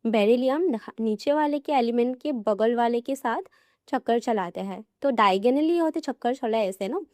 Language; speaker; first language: Hindi; non-native, local second language; Assamese